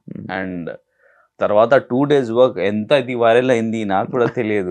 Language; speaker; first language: Telugu; non-native, learner; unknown